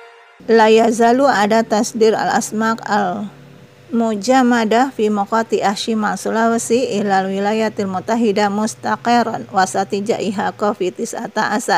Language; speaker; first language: Arabic; non-native, local second language; Indonesian